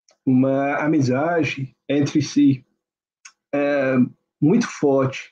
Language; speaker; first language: Portuguese; non-native, fluent; English